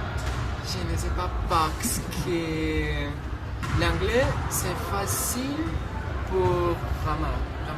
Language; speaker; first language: French; non-native, learner; Spanish